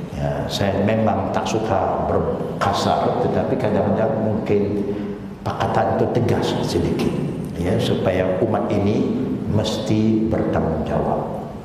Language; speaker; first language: Malay; non-native, local second language; Chinese